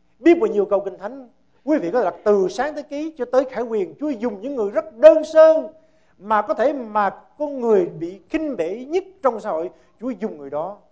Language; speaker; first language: Vietnamese; early bilingual, heritage; Vietnamese